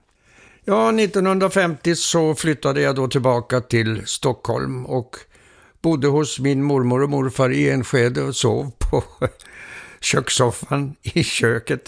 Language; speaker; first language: Swedish; early bilingual, heritage; Swedish